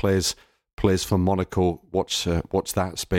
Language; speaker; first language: English; native; English